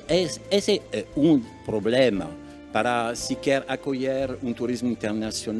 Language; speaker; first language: Portuguese; non-native, learner; French